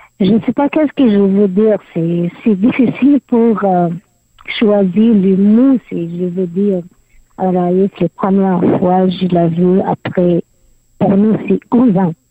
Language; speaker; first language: French; non-native, learner; Arabic